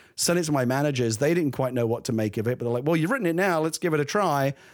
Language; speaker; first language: English; native; English